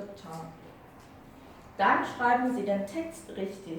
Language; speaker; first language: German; non-native, fluent; Korean